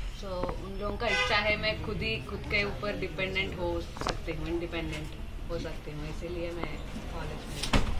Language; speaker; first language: Hindi; non-native, local second language; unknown